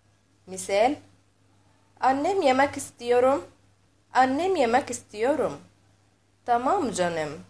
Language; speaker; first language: Turkish; non-native, fluent; Arabic